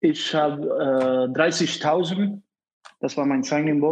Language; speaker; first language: German; non-native, fluent; Spanish